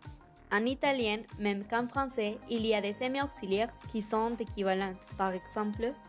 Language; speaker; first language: French; non-native, learner; Spanish